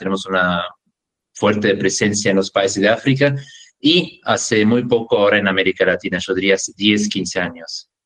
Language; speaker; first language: Spanish; non-native, fluent; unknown